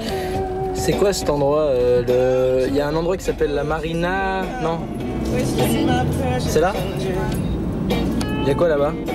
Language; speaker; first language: French; native; French